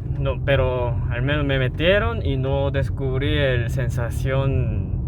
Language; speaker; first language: Spanish; non-native, fluent; Korean